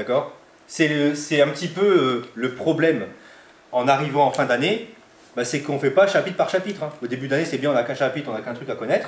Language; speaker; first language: French; native; French